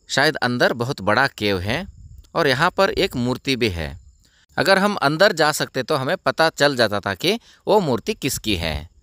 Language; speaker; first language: Hindi; non-native, local second language; Kannada